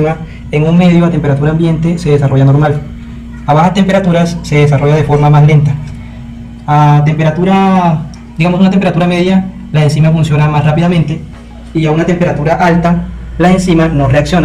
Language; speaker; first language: Spanish; native; Spanish